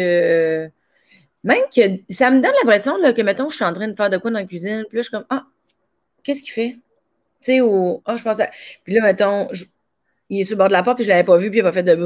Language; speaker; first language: French; native; French